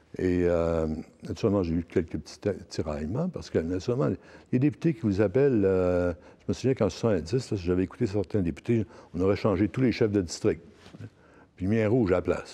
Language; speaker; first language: French; native; French